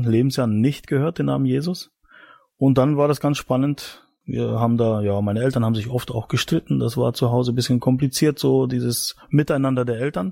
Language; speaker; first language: German; native; German